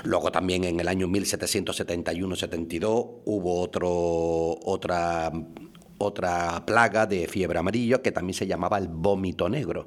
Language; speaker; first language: Spanish; native; Spanish